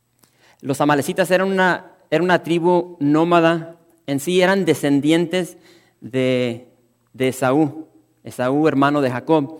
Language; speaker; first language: Spanish; native; Spanish